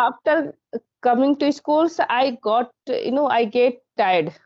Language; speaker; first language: English; non-native, learner; Hindi